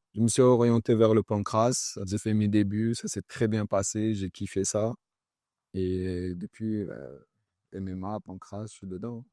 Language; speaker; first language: French; early bilingual, other home language; Chechen